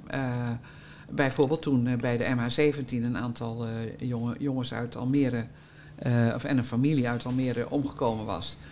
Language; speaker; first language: Dutch; native; Dutch